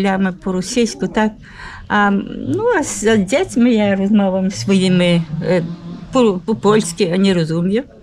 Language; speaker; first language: Polish; early bilingual, heritage; Polish